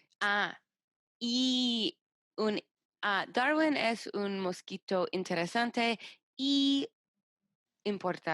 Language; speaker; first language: Spanish; non-native, learner; English